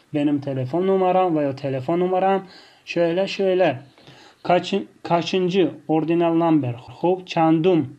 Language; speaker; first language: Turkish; non-native, fluent; Tajik